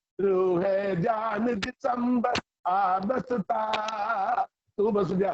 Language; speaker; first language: Hindi; non-native, local second language; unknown